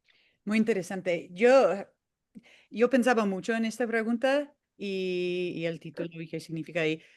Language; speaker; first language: Spanish; non-native, fluent; English